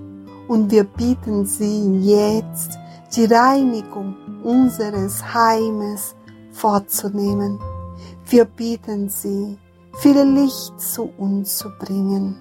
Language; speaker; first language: German; non-native, fluent; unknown